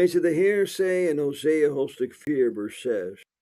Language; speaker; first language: Dutch; non-native, fluent; English